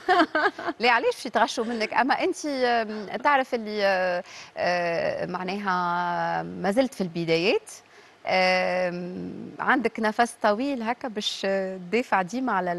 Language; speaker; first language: Arabic; native; Arabic